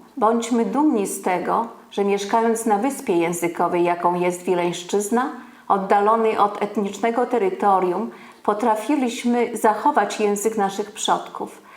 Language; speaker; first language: Polish; native; Polish